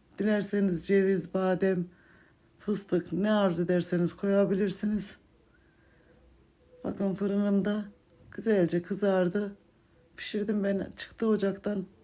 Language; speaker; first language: Turkish; native; Turkish